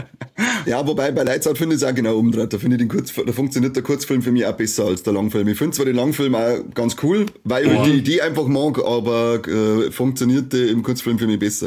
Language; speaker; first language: German; native; German